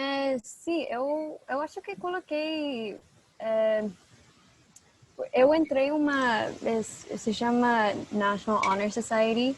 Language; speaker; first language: Portuguese; non-native, fluent; English